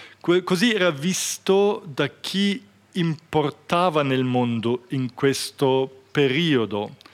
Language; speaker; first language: Italian; non-native, fluent; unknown